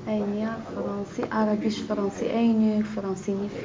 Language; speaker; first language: Dutch; non-native, learner; Arabic